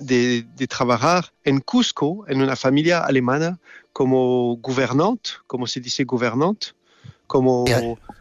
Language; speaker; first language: Spanish; non-native, fluent; French